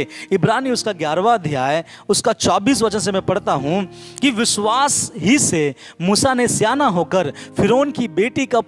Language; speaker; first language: Hindi; non-native, local second language; Bangla